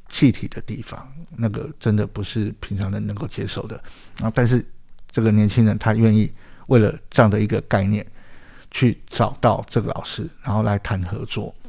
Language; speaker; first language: Chinese; native; Chinese